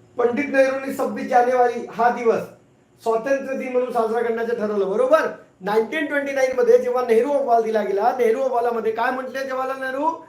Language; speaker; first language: Marathi; non-native, local second language; Hindi